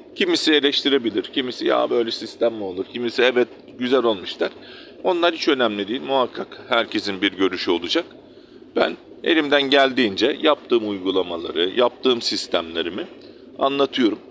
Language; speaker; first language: Turkish; native; Turkish